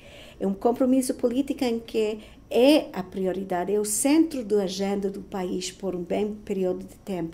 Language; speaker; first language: Portuguese; non-native, fluent; Spanish